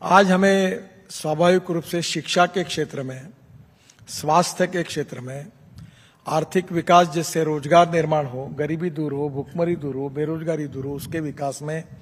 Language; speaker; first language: Hindi; non-native, local second language; Marathi